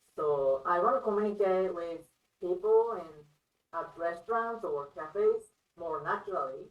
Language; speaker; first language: English; non-native, fluent; Japanese